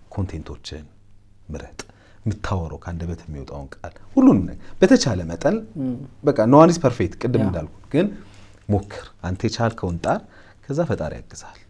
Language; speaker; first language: Amharic; native; Amharic